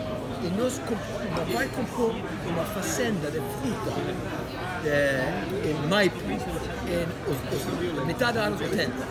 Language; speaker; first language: Portuguese; non-native, fluent; Spanish